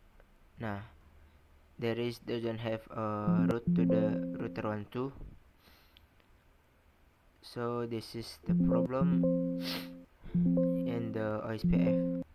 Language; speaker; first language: English; non-native, learner; Indonesian